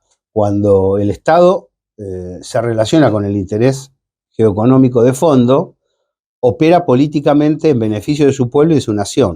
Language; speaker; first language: Spanish; native; Spanish